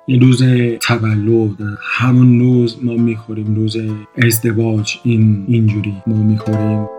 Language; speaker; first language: Persian; non-native, learner; Korean